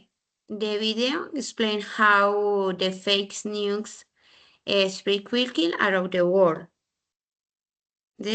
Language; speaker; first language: English; non-native, learner; Spanish